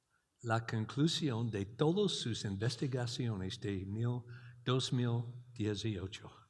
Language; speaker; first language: Spanish; non-native, learner; English